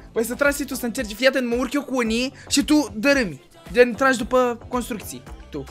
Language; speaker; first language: Romanian; native; Romanian